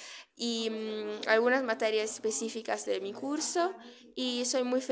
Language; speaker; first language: Spanish; non-native, learner; Italian